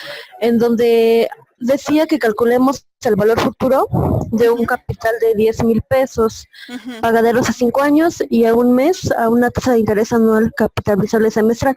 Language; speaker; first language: Spanish; native; Spanish